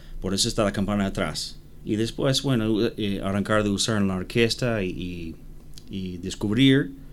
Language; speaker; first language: Spanish; non-native, learner; English